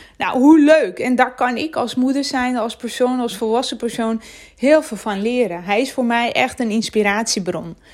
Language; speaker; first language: Dutch; non-native, fluent; Armenian